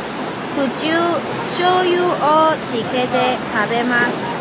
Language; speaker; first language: Japanese; non-native, learner; Cantonese